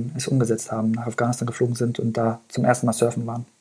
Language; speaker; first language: German; early bilingual, other home language; Persian